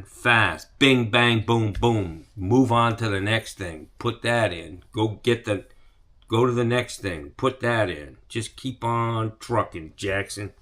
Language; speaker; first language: English; native; English